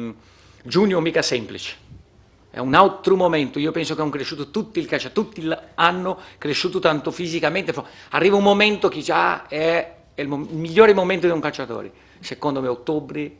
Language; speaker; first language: Italian; non-native, fluent; Portuguese